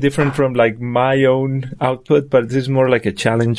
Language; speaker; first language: English; non-native, fluent; Spanish